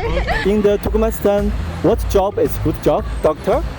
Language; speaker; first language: English; non-native, learner; Chinese